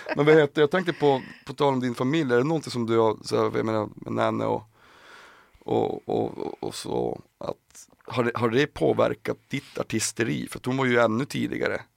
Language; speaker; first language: Swedish; native; Swedish